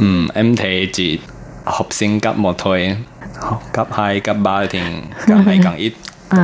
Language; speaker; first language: Vietnamese; non-native, learner; Chinese